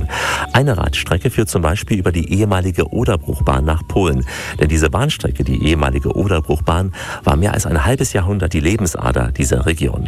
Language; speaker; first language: German; native; German